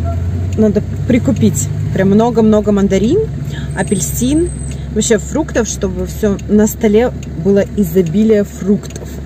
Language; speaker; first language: Russian; native; Russian